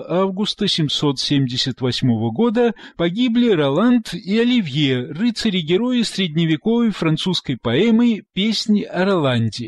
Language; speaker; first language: Russian; native; Russian